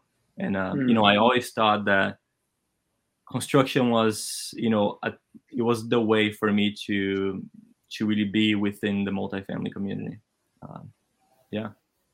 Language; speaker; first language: English; non-native, fluent; Portuguese